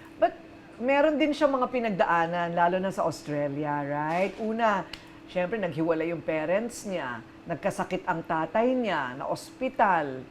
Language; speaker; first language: Filipino; native; Filipino